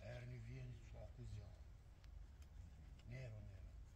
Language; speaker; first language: Italian; non-native, learner; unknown